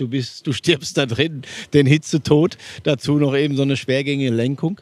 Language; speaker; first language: German; native; German